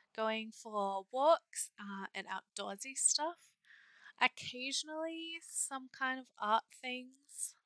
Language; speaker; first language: English; native; English